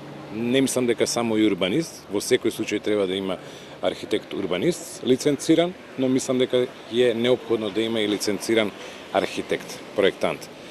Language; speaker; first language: Macedonian; native; Macedonian